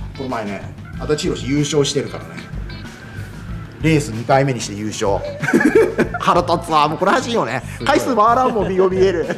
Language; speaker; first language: Japanese; native; Japanese